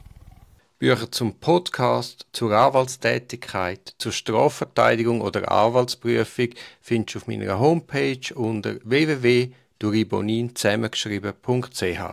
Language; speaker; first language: German; native; German